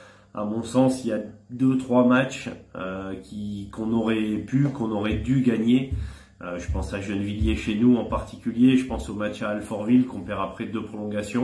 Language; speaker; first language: French; native; French